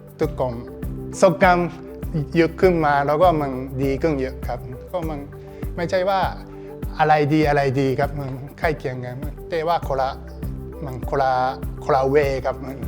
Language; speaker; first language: Thai; non-native, learner; Japanese